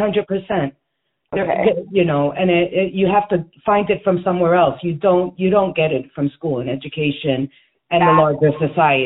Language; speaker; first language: English; native; English